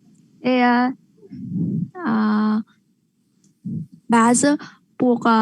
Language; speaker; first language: French; non-native, learner; Vietnamese